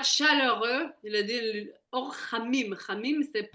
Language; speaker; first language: French; non-native, fluent; Hebrew